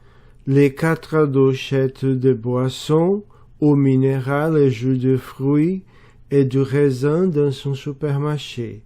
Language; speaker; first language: French; non-native, learner; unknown